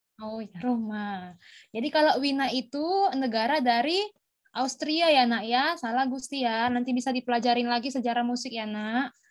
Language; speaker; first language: Indonesian; native; Indonesian